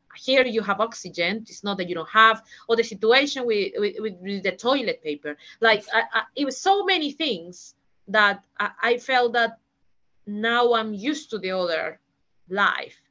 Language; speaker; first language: English; non-native, fluent; Spanish